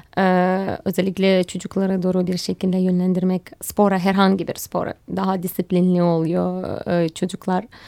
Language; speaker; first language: Turkish; non-native, fluent; Russian